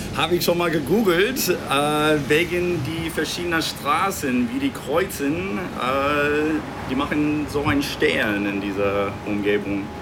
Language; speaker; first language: German; non-native, learner; English